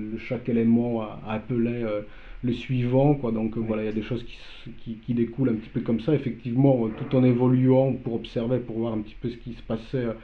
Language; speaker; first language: French; non-native, fluent; Polish